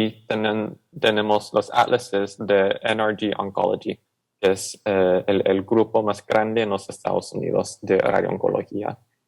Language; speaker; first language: Spanish; non-native, fluent; English